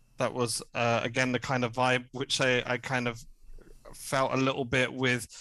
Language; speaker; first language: English; native; English